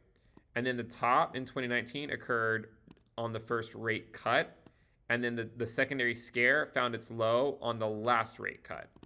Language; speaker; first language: English; native; English